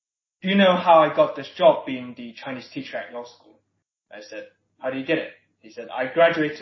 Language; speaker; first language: English; non-native, local second language; Cantonese